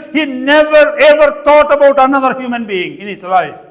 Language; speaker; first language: English; non-native, local second language; Malayalam